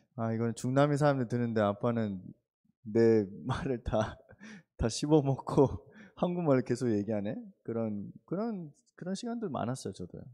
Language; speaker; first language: Korean; early bilingual, heritage; Korean